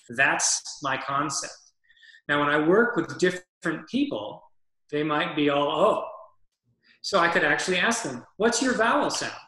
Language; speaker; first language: English; native; English